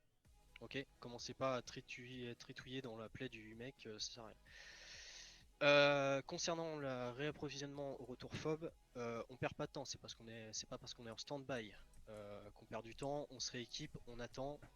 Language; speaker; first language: French; native; French